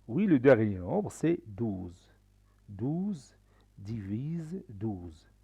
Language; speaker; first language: French; non-native, local second language; Arabic